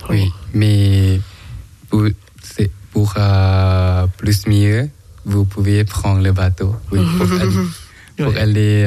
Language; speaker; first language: French; non-native, learner; Thai